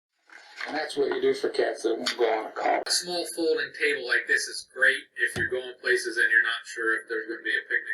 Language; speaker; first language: English; native; English